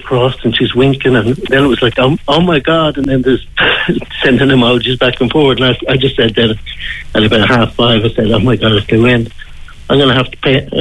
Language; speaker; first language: English; native; English